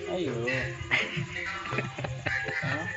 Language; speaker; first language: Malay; non-native, learner; Bangla